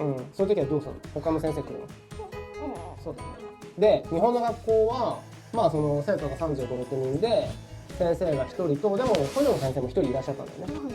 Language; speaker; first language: Japanese; native; Japanese